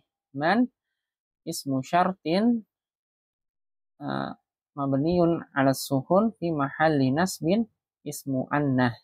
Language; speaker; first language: Arabic; non-native, fluent; Indonesian